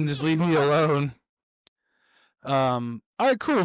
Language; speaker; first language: English; native; English